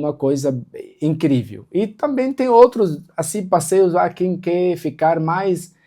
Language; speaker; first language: Portuguese; non-native, local second language; Arabic